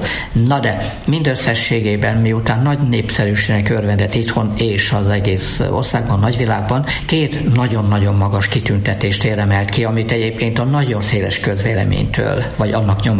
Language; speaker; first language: Hungarian; native; Hungarian